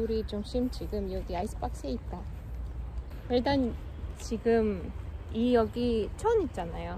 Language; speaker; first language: Korean; non-native, fluent; Russian